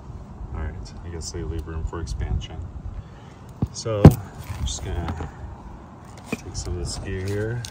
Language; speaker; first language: English; native; English